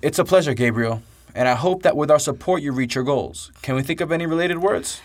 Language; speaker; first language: English; native; English